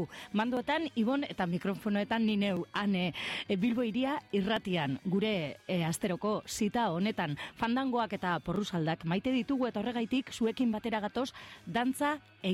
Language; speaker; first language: Basque; native; Basque